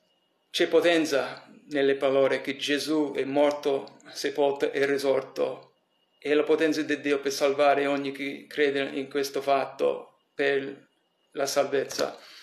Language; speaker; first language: Italian; early bilingual, heritage; English